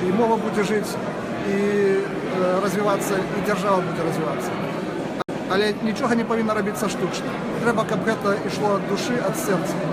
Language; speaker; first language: Belarusian; native; Belarusian